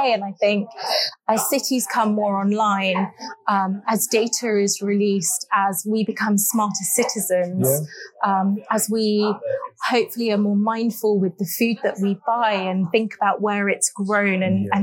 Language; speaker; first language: English; native; English